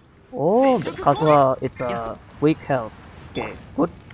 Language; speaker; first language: English; non-native, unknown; Indonesian